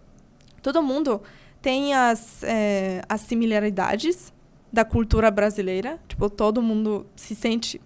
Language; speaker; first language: Portuguese; non-native, fluent; Polish